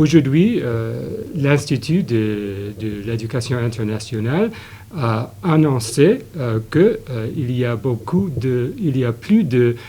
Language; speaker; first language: French; non-native, fluent; English